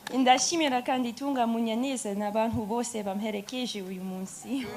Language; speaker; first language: Kinyarwanda; non-native, learner; English